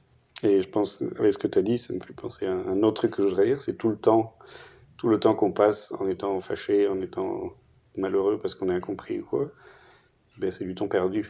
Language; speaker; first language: French; native; French